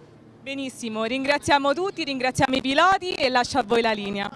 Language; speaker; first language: Italian; native; Italian